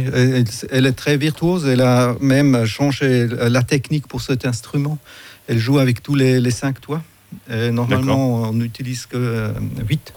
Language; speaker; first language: French; non-native, fluent; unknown